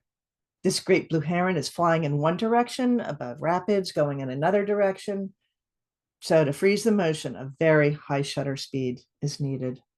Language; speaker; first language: English; native; English